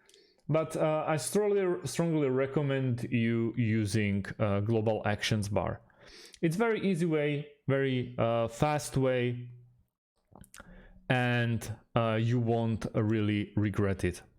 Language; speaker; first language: English; non-native, fluent; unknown